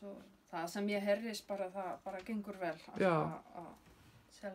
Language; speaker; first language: Icelandic; non-native, learner; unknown